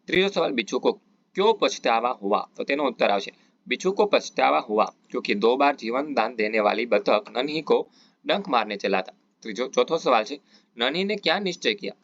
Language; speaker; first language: Hindi; non-native, local second language; Gujarati